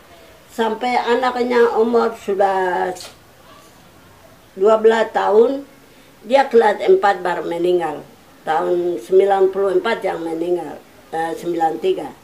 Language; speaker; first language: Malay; non-native, local second language; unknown